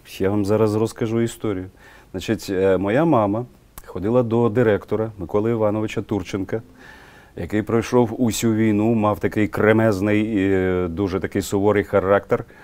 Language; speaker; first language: Ukrainian; non-native, local second language; Russian